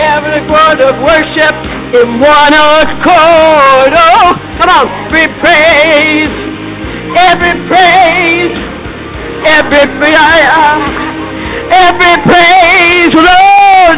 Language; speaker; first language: English; native; English